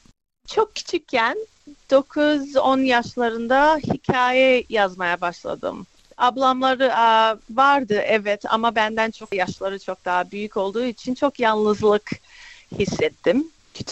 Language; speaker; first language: Turkish; early bilingual, other home language; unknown